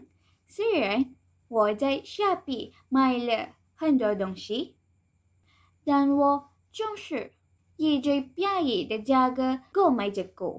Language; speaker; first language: Chinese; non-native, learner; Malay